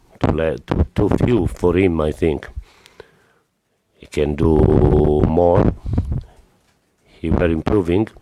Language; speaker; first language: English; non-native, fluent; Italian